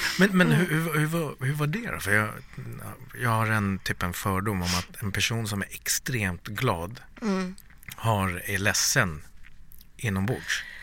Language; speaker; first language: Swedish; early bilingual, other home language; Bangla